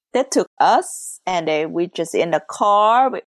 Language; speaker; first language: English; early bilingual, other home language; Lao